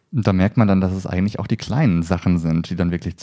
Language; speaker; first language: German; native; German